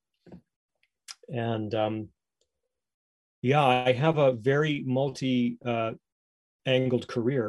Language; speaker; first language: English; native; English